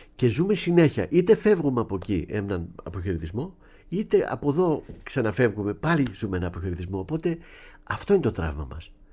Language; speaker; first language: Greek; early bilingual, heritage; Greek